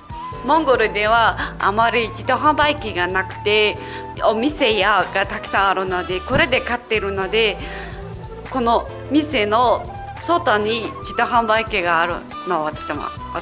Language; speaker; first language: Japanese; non-native, fluent; Mongolian